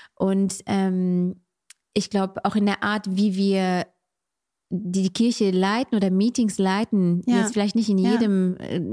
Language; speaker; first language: German; non-native, fluent; French